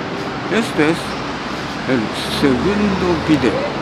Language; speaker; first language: Spanish; non-native, learner; Japanese